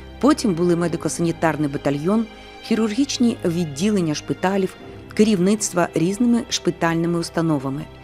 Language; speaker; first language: Ukrainian; native; Ukrainian